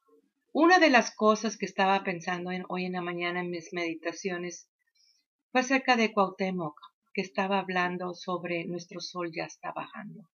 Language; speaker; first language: Spanish; native; Spanish